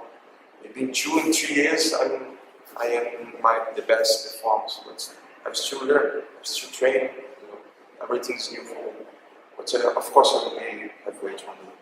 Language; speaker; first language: English; non-native, learner; Portuguese